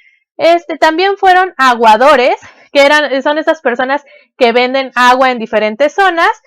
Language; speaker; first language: Spanish; native; Spanish